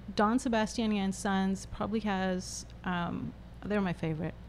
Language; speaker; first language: English; native; English